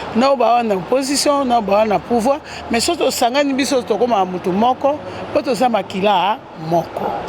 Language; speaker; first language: Lingala; native; Lingala